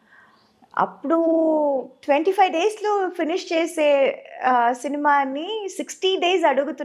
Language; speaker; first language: Telugu; non-native, local second language; Tamil